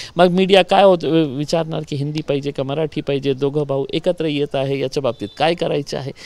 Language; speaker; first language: Marathi; non-native, local second language; Urdu